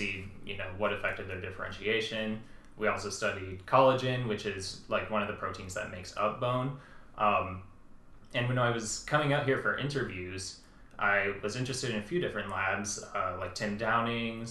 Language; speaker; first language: English; native; English